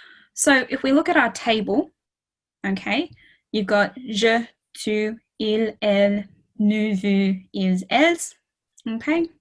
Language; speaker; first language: French; non-native, fluent; English